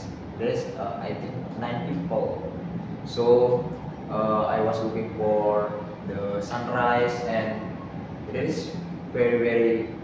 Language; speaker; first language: English; non-native, learner; Indonesian